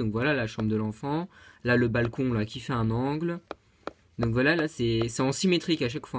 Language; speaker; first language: French; native; French